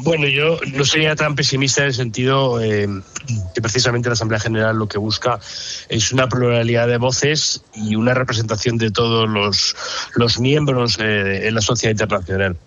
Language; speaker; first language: Spanish; native; Spanish